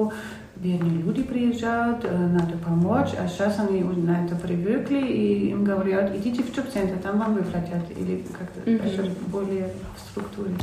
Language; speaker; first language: Russian; non-native, fluent; German